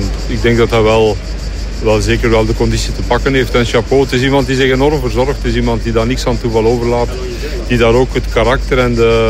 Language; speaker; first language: Dutch; native; Dutch